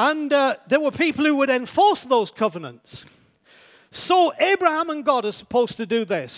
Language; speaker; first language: English; native; English